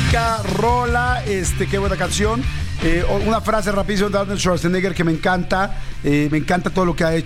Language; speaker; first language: Spanish; native; Spanish